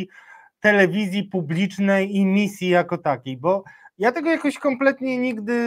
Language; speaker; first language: Polish; native; Polish